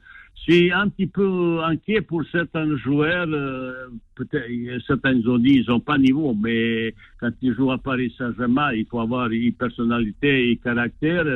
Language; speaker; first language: French; non-native, fluent; Bosnian